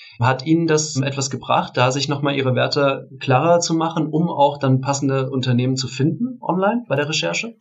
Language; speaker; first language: German; native; German